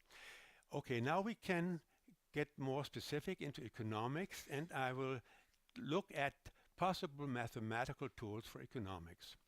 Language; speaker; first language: English; non-native, fluent; German